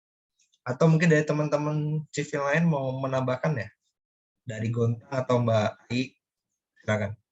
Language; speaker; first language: Indonesian; native; Indonesian